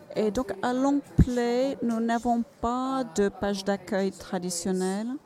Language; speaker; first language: French; non-native, fluent; Finnish